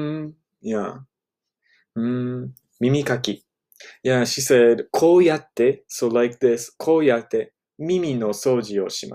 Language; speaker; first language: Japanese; non-native, fluent; English